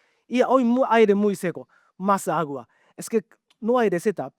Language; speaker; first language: Spanish; non-native, learner; Japanese